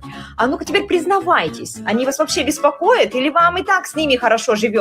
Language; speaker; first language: Russian; native; Russian